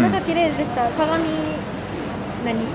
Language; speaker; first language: Japanese; native; Japanese